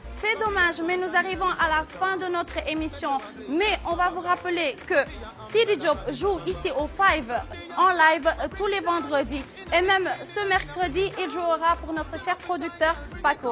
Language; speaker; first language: French; non-native, local second language; Wolof